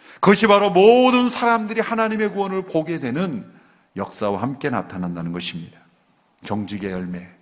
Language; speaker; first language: Korean; native; Korean